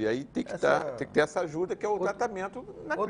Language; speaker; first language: Portuguese; native; Portuguese